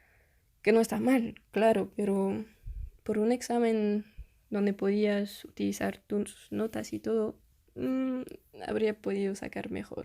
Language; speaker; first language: Spanish; non-native, fluent; French